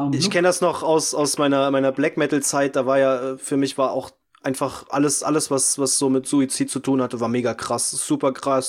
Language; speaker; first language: German; native; German